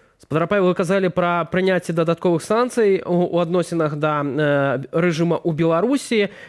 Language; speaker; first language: Belarusian; native; Belarusian